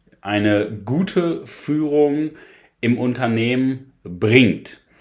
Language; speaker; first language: German; native; German